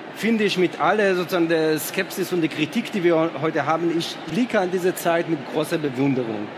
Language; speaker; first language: German; non-native, fluent; Hebrew